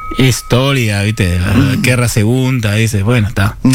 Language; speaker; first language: Spanish; non-native, learner; Chinese